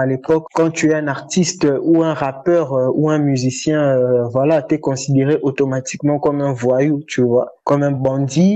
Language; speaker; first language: French; non-native, local second language; Lingala